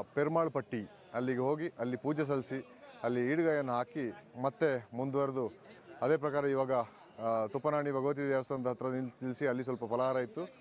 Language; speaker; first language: Kannada; non-native, local second language; Kodava